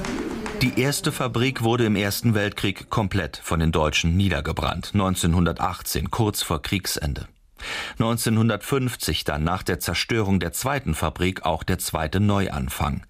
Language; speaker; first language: German; native; German